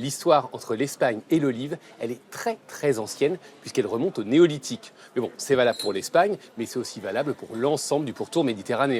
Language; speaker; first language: French; native; French